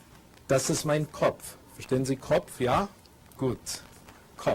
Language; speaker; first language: German; non-native, fluent; English